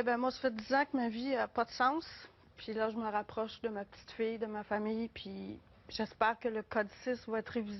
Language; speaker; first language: French; native; French